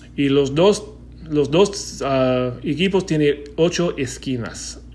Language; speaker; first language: Spanish; non-native, learner; English